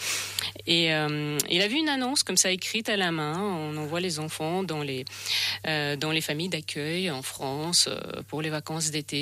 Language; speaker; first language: French; non-native, fluent; Russian